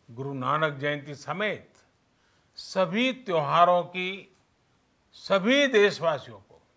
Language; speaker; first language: Hindi; non-native, local second language; Gujarati